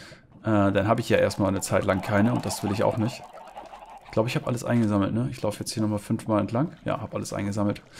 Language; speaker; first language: German; native; German